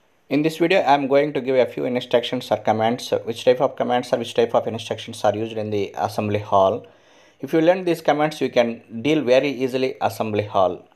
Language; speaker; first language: English; non-native, local second language; Telugu